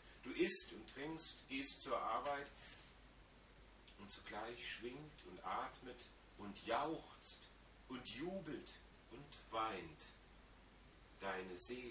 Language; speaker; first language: German; native; German